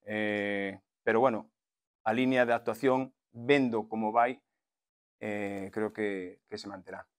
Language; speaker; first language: Spanish; non-native, local second language; Galician